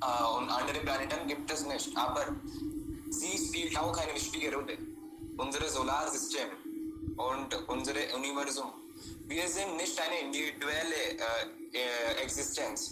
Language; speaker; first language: German; non-native, learner; Hindi